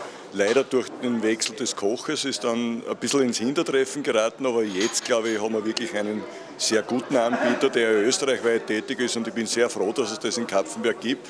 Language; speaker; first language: German; native; German